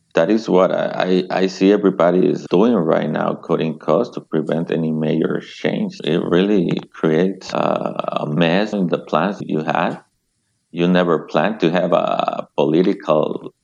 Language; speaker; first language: English; non-native, fluent; Spanish